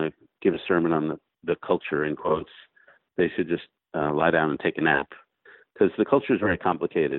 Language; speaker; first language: English; native; English